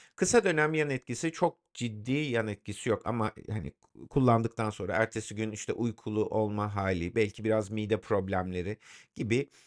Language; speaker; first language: Turkish; native; Turkish